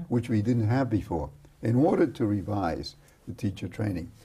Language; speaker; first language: English; early bilingual, other home language; Spanish